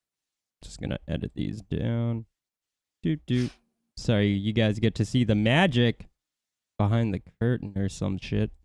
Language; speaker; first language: English; native; English